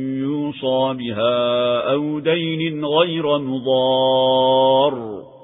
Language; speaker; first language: Arabic; non-native, fluent; Turkish